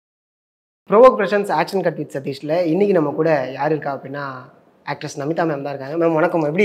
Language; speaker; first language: Tamil; native; Tamil